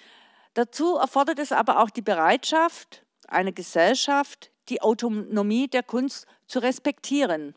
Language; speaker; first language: German; native; German